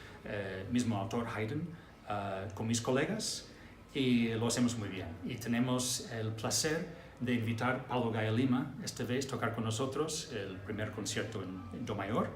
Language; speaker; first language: Spanish; non-native, fluent; English